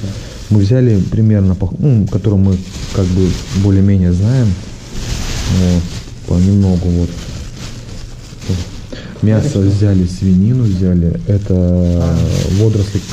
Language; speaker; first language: Russian; native; Russian